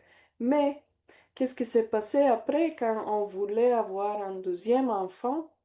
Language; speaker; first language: French; non-native, learner; Bulgarian